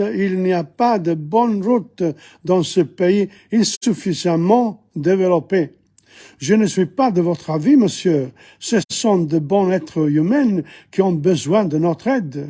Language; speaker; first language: French; non-native, fluent; English